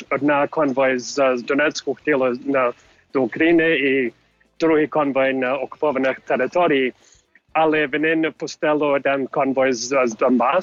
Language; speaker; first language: Ukrainian; early bilingual, heritage; English